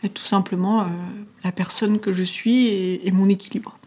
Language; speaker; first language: French; native; French